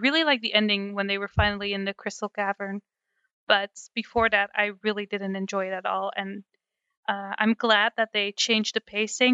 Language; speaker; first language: English; non-native, fluent; Dutch